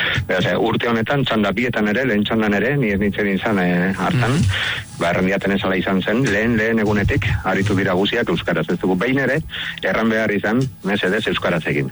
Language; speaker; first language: Basque; non-native, local second language; Spanish